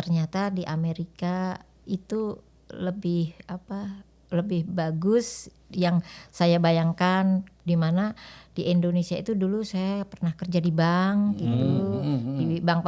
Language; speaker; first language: Indonesian; native; Indonesian